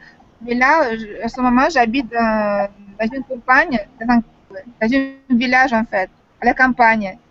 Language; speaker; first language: French; non-native, fluent; Russian